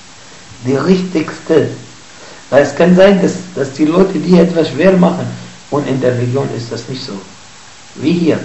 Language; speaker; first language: German; non-native, fluent; Arabic